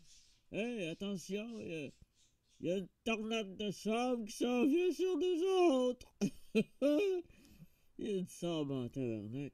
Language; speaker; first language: French; native; French